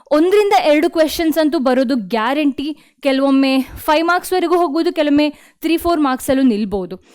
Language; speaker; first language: Kannada; native; Kannada